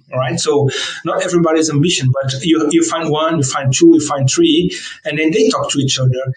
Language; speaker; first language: English; non-native, fluent; Portuguese